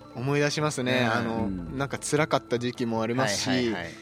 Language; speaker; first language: Japanese; native; Japanese